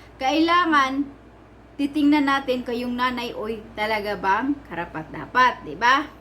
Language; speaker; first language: Filipino; non-native, local second language; Cebuano